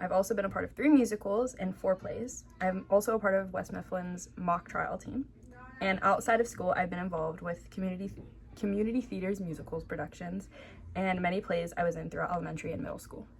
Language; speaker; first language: English; native; English